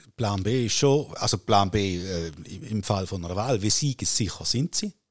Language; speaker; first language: German; native; German